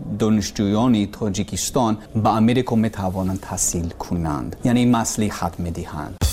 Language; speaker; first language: Persian; non-native, learner; English